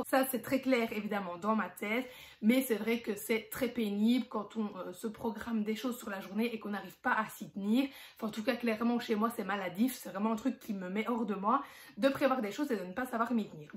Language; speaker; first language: French; native; French